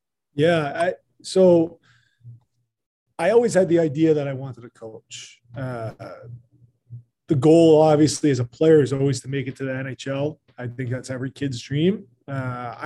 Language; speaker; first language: English; native; English